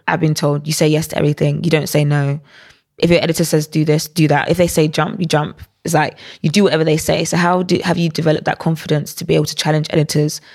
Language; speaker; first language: English; native; English